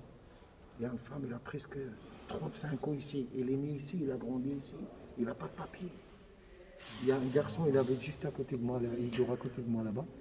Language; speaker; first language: French; non-native, fluent; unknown